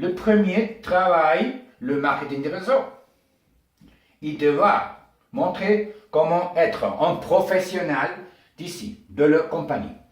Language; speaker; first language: French; non-native, learner; Spanish